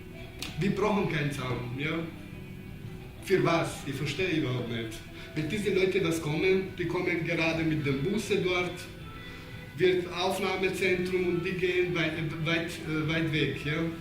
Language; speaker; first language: German; non-native, fluent; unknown